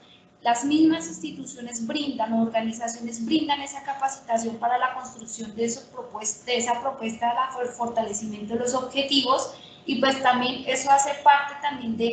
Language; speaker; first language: Spanish; native; Spanish